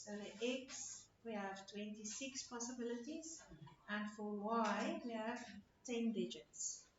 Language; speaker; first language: English; non-native, local second language; Afrikaans